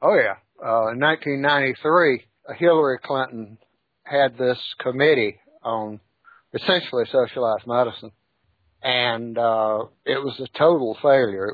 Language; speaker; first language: English; native; English